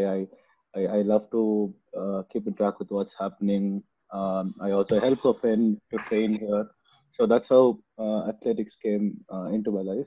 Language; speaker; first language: English; non-native, local second language; Tamil